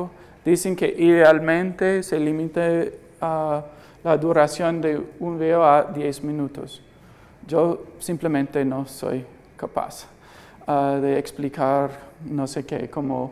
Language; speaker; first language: Spanish; non-native, fluent; English